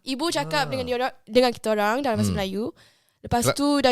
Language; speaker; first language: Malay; early bilingual, heritage; Malay